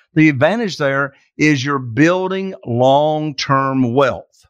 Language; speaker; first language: English; native; English